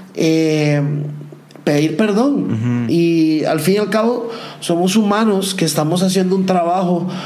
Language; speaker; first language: Spanish; native; Spanish